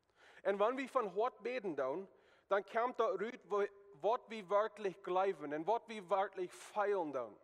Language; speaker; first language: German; non-native, learner; Plautdietsch